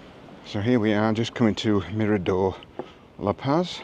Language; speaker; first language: English; native; English